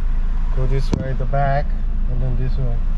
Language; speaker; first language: English; non-native, learner; Korean